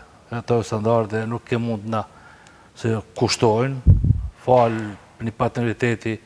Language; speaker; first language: Albanian; native; Albanian